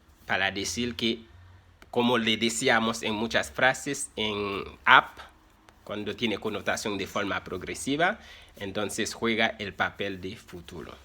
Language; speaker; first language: Spanish; non-native, fluent; Haitian Creole